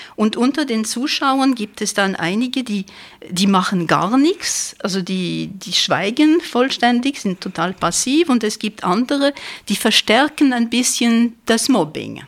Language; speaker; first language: German; non-native, fluent; French